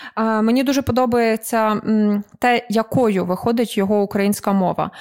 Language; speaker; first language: Ukrainian; native; Ukrainian